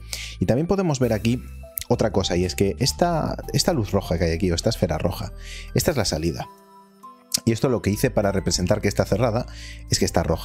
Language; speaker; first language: Spanish; native; Spanish